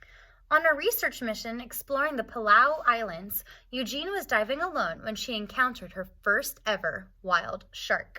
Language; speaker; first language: English; native; English